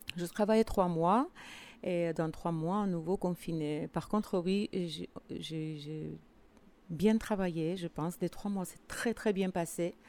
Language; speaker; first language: French; non-native, fluent; Armenian